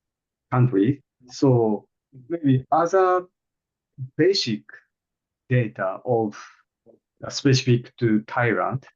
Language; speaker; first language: English; non-native, fluent; Japanese